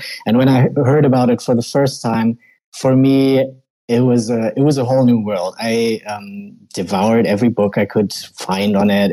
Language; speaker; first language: English; non-native, fluent; German